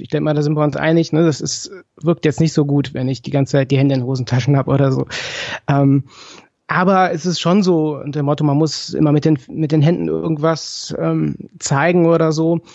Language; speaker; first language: German; native; German